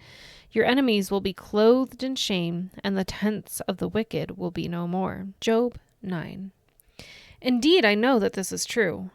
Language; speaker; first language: English; native; English